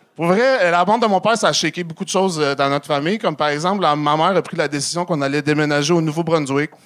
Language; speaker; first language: French; native; French